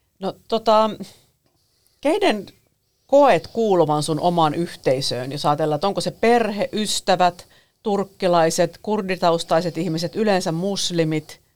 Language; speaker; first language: Finnish; native; Finnish